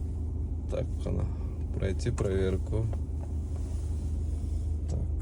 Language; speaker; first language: Russian; non-native, local second language; Kyrgyz